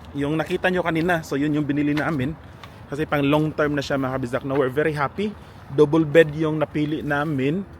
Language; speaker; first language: Filipino; non-native, local second language; Cebuano